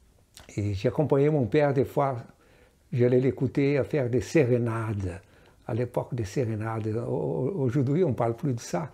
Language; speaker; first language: French; non-native, fluent; Portuguese